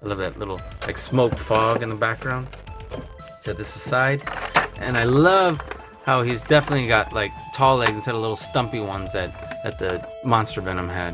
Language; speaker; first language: English; native; English